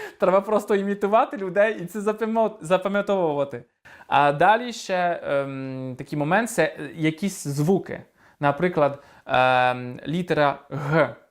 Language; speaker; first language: Ukrainian; non-native, fluent; French